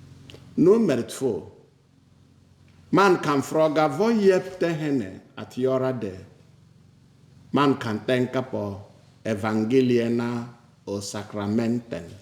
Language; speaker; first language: Swedish; non-native, fluent; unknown